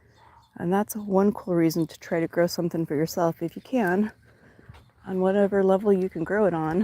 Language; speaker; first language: English; native; English